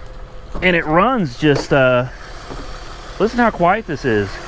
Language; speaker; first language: English; native; English